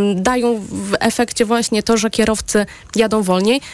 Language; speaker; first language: Polish; native; Polish